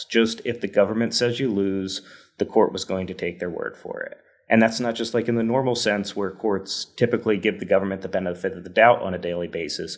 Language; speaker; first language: English; native; English